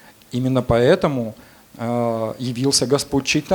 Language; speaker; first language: Russian; native; Russian